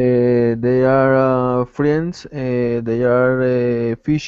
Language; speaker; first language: English; non-native, learner; Spanish